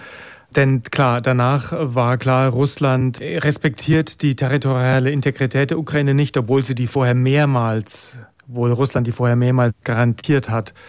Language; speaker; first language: German; native; German